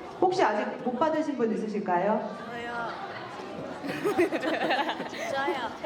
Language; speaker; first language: Korean; native; Korean